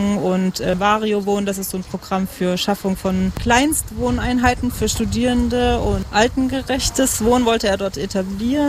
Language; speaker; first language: German; native; German